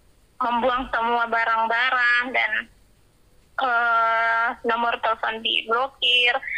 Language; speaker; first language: Indonesian; native; Indonesian